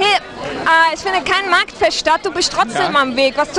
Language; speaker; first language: German; native; German